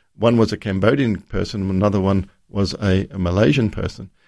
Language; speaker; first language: English; native; English